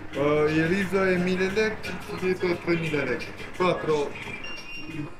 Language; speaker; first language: Italian; non-native, fluent; Albanian